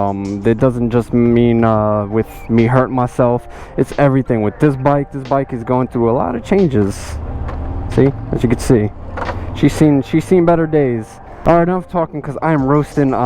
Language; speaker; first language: English; native; English